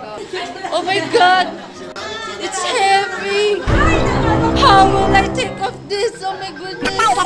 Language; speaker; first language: English; non-native, local second language; Cebuano